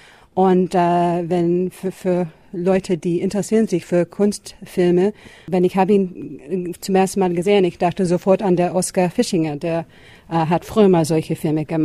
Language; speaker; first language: German; non-native, fluent; English